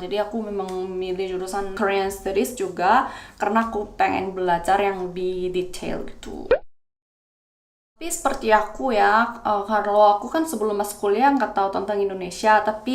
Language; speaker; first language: Indonesian; non-native, fluent; Korean